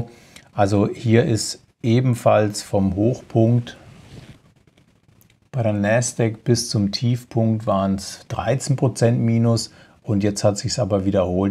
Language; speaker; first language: German; native; German